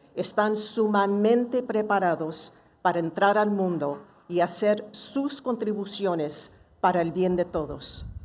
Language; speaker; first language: Spanish; early bilingual, heritage; Spanish